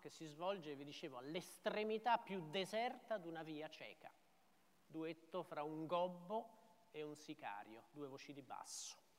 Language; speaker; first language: Italian; native; Italian